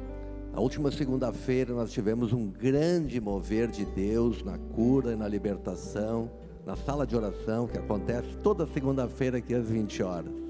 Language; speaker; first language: Portuguese; native; Portuguese